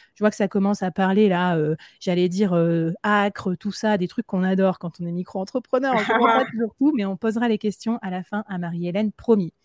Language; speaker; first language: French; native; French